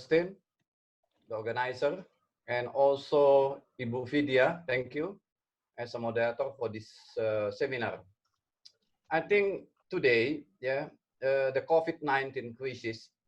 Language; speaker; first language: English; non-native, learner; Indonesian